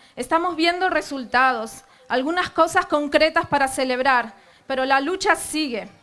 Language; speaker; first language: Spanish; native; Spanish